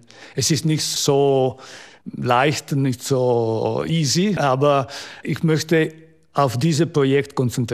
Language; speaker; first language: German; non-native, local second language; Italian